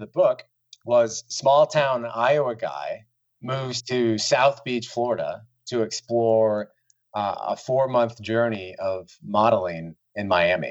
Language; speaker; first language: English; native; English